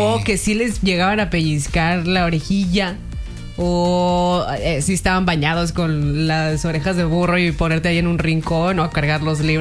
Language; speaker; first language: Spanish; native; Spanish